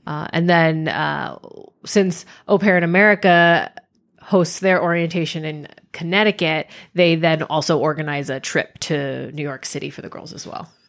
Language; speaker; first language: English; native; English